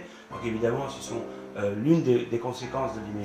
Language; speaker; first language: French; native; French